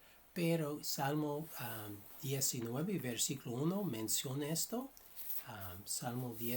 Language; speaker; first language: Spanish; non-native, fluent; English